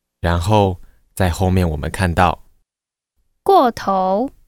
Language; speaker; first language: Chinese; non-native, fluent; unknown